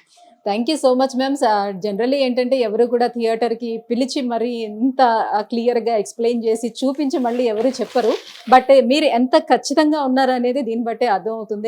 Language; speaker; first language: Telugu; native; Telugu